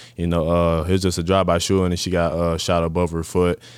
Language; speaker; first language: English; native; English